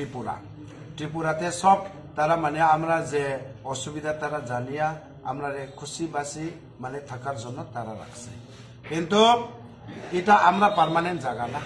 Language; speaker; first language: Bangla; non-native, local second language; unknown